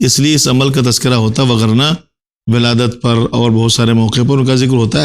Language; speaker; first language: Urdu; native; Urdu